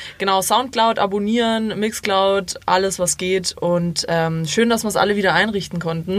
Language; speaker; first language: German; early bilingual, other home language; Croatian